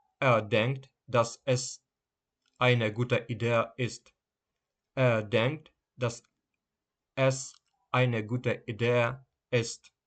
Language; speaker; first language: German; non-native, fluent; Ukrainian